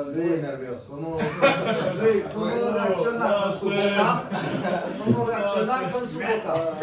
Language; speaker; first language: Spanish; non-native, learner; French